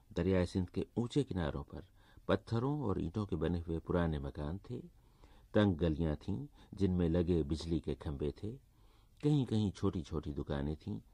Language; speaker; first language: Urdu; native; Urdu